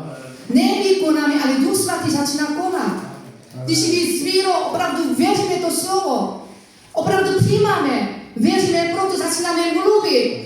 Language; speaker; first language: Czech; non-native, fluent; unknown